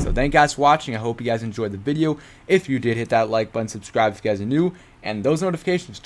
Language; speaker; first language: English; native; English